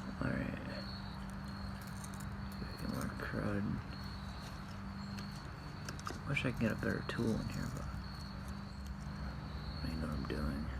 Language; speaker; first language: English; native; English